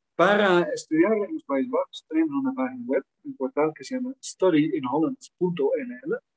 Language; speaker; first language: Spanish; non-native, fluent; Dutch